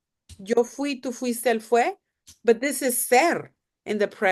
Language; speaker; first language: Spanish; non-native, fluent; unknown